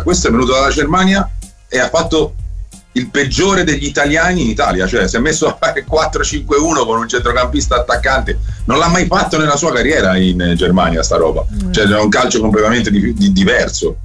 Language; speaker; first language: Italian; native; Italian